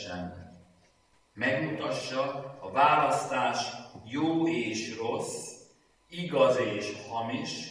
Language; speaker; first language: Hungarian; native; Hungarian